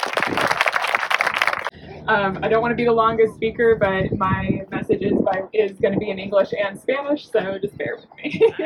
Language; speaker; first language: English; native; English